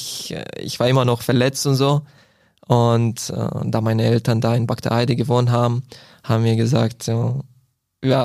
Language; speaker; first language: German; non-native, fluent; Croatian